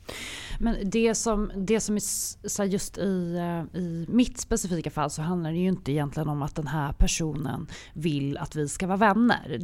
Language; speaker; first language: Swedish; native; Swedish